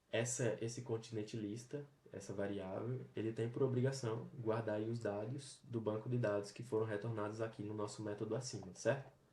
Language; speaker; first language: Portuguese; native; Portuguese